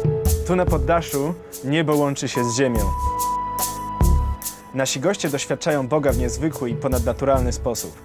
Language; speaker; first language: Polish; native; Polish